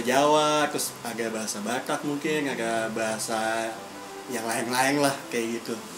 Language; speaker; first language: Indonesian; native; Indonesian